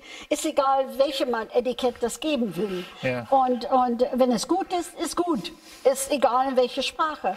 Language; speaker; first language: German; non-native, fluent; English